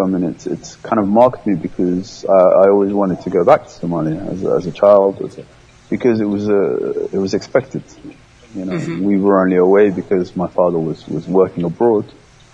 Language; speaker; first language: English; early bilingual, other home language; Somali